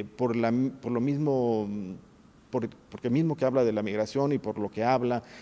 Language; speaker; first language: Spanish; native; Spanish